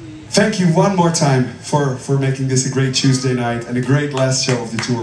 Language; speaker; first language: English; non-native, fluent; Dutch